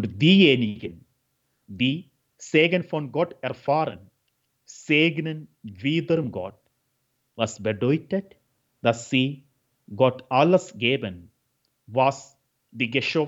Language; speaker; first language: German; non-native, fluent; Malayalam